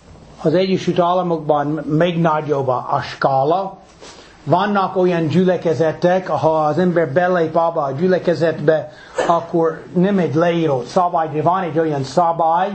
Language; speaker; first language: Hungarian; non-native, fluent; English